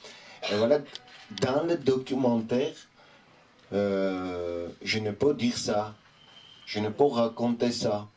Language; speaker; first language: French; non-native, fluent; Armenian